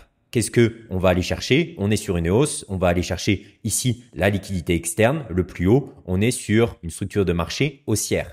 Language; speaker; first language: French; native; French